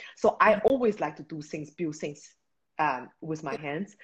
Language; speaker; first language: English; non-native, fluent; Chinese